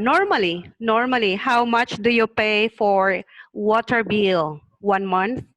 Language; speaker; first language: English; non-native, learner; Thai